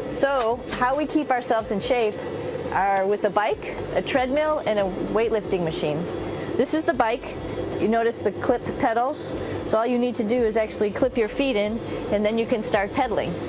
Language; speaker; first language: English; native; English